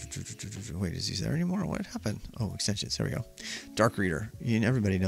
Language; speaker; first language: English; native; English